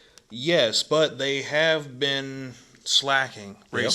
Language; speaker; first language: English; native; English